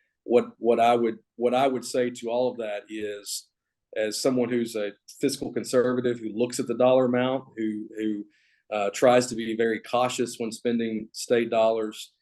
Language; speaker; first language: English; native; English